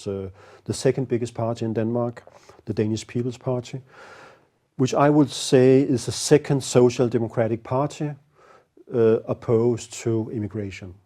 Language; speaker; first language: English; non-native, fluent; Danish